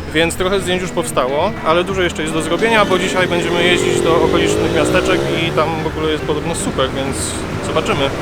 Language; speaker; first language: Polish; native; Polish